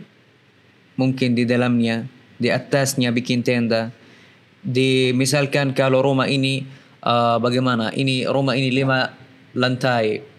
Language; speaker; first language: Indonesian; non-native, fluent; Arabic